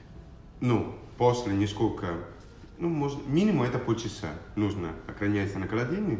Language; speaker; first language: Russian; non-native, learner; Italian